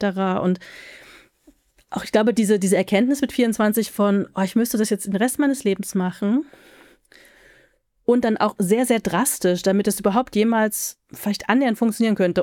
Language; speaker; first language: German; native; German